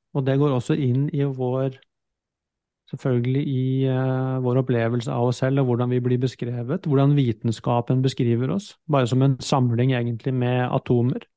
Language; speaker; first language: Norwegian; native; Norwegian